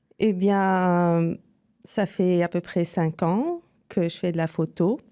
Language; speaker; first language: French; non-native, local second language; Arabic